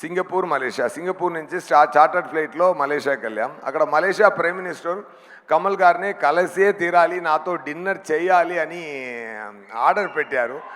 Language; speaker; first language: Telugu; non-native, learner; Tamil